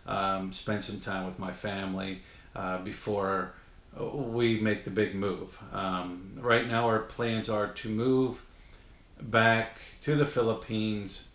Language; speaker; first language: English; native; English